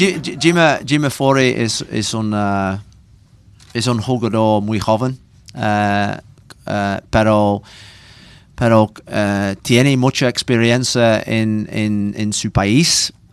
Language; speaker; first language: Spanish; non-native, learner; English